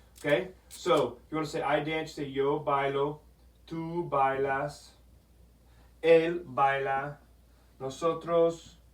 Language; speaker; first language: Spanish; non-native, fluent; English